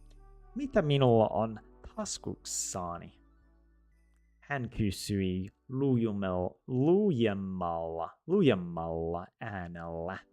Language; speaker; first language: Finnish; non-native, learner; English